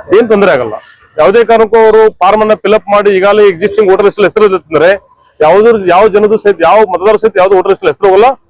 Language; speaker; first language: Kannada; native; Kannada